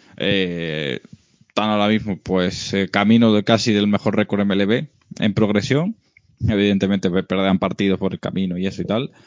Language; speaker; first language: Spanish; native; Spanish